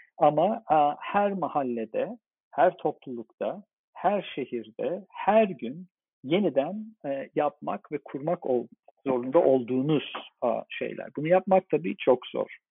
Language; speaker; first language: Turkish; native; Turkish